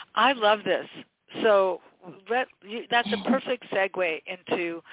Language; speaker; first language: English; native; English